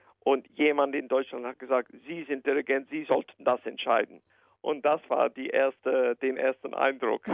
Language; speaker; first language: German; non-native, fluent; English